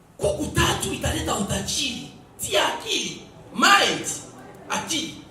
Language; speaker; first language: Swahili; native; Swahili